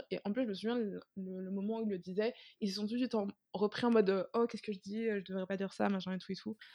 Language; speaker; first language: French; native; French